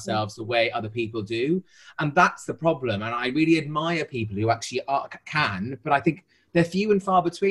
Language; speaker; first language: English; native; English